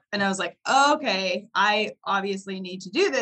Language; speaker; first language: English; native; English